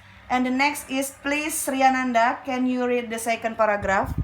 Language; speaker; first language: English; non-native, learner; Indonesian